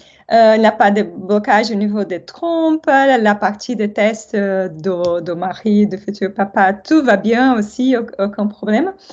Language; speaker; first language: French; non-native, fluent; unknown